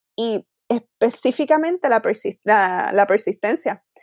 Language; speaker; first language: Spanish; native; Spanish